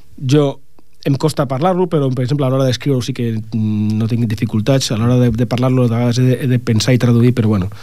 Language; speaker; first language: Catalan; non-native, local second language; Spanish